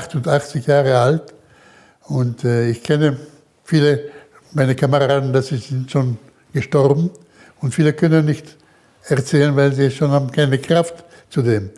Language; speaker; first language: German; early bilingual, heritage; German